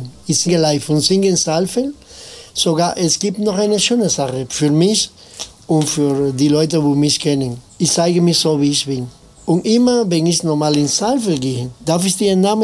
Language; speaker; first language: German; non-native, fluent; Spanish